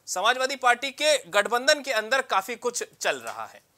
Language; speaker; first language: Hindi; native; Hindi